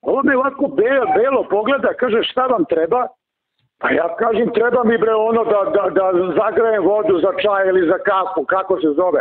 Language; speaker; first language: Serbian; native; Serbian